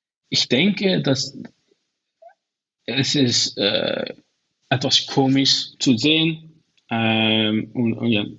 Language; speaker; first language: German; non-native, learner; Dutch